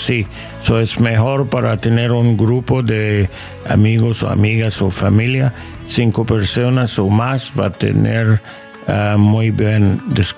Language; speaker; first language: Spanish; non-native, learner; English